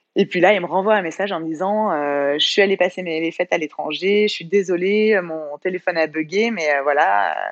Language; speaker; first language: French; native; French